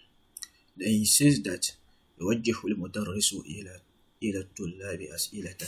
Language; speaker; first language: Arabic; non-native, fluent; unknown